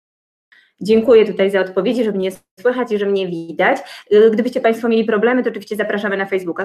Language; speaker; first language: Polish; native; Polish